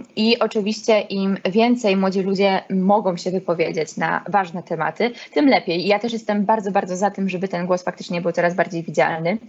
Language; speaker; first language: Polish; native; Polish